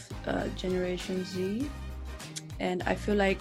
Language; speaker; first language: English; non-native, fluent; Dutch